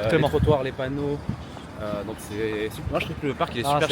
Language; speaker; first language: French; native; French